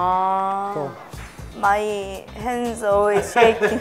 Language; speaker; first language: English; non-native, learner; Korean